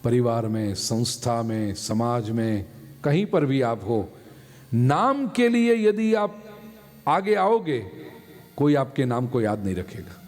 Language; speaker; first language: Hindi; non-native, local second language; Gujarati